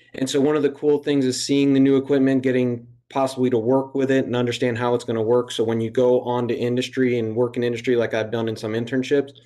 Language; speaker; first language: English; native; English